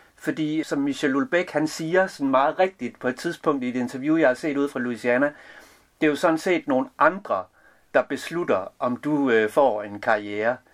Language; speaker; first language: Danish; early bilingual, other home language; Serbian